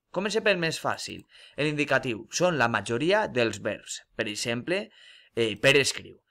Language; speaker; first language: Catalan; non-native, local second language; Spanish